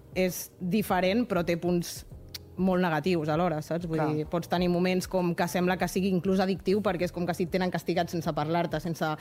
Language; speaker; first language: Catalan; non-native, local second language; Spanish